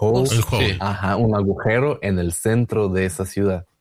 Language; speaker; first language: Spanish; non-native, learner; Russian